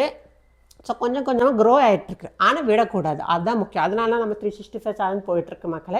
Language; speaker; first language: Tamil; non-native, local second language; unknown